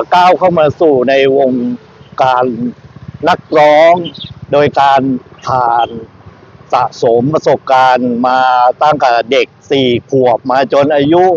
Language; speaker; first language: Thai; native; Thai